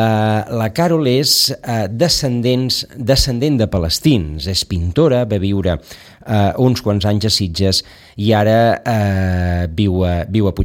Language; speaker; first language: Spanish; non-native, local second language; Catalan